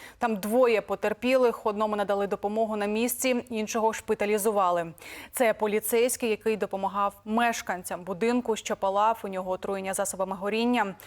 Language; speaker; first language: Ukrainian; native; Ukrainian